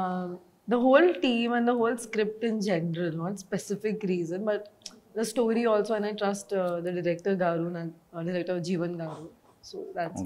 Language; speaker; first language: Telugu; non-native, learner; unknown